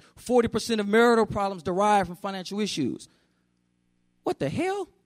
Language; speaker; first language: English; native; English